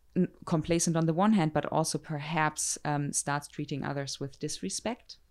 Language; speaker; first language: English; non-native, fluent; German